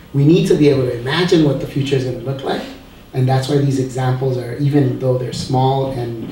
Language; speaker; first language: English; early bilingual, other home language; Spanish